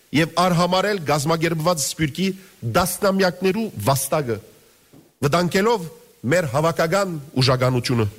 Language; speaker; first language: Armenian; early bilingual, heritage; Armenian